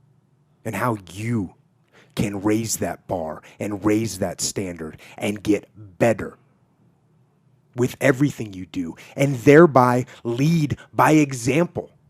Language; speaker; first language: English; native; English